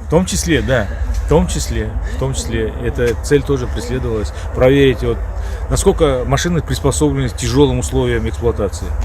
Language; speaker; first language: Russian; native; Russian